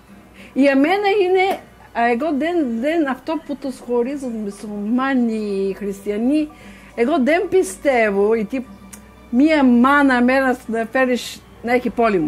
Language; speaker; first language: Greek; non-native, learner; Bulgarian